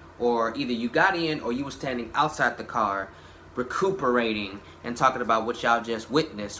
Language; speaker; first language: English; native; English